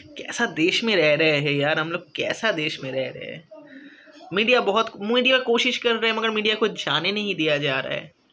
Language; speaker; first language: Hindi; non-native, local second language; Bangla